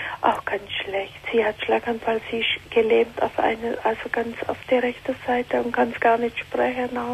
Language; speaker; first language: German; non-native, learner; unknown